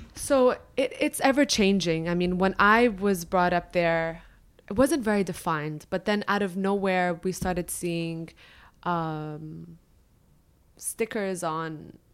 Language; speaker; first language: English; early bilingual, other home language; Arabic